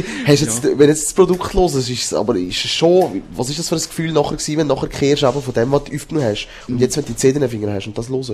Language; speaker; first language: German; native; German